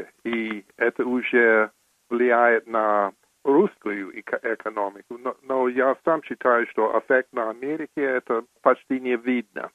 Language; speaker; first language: Russian; non-native, fluent; English